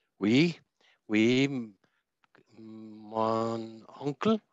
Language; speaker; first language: French; non-native, learner; Spanish